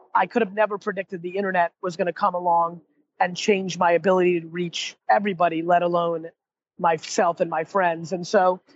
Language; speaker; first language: English; native; English